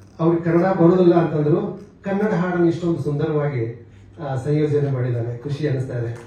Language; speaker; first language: Kannada; native; Kannada